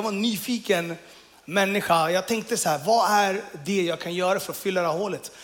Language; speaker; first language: Swedish; early bilingual, other home language; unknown